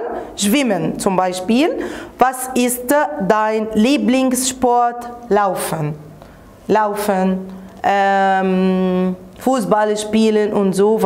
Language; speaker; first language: German; non-native, fluent; Arabic